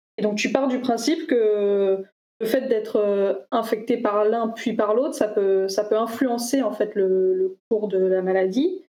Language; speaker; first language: French; native; French